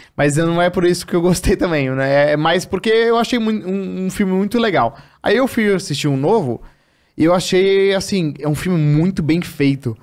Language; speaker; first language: Portuguese; native; Portuguese